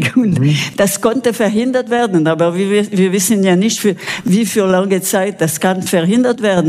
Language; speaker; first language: German; non-native, local second language; French